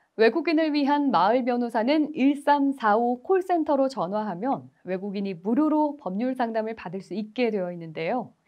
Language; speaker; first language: Korean; native; Korean